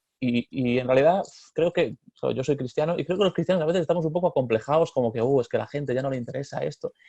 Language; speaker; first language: Spanish; native; Spanish